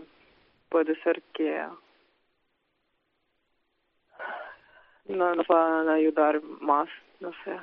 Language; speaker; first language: Spanish; non-native, fluent; Ukrainian